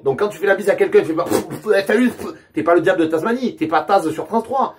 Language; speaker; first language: French; native; French